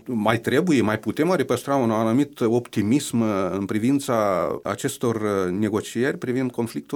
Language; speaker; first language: Romanian; native; Romanian